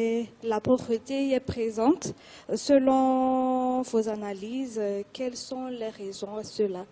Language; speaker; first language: French; non-native, local second language; Malagasy